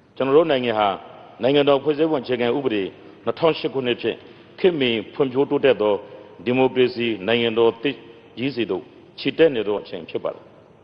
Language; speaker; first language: Burmese; non-native, local second language; Rohingya